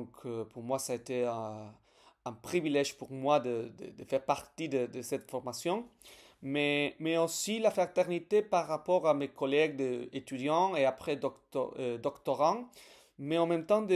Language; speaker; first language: French; non-native, fluent; Spanish